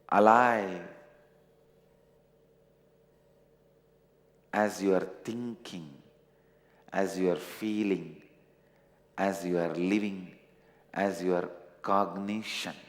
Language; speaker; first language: English; non-native, local second language; Tamil